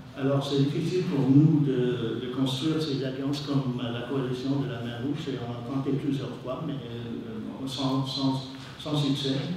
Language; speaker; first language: French; non-native, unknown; English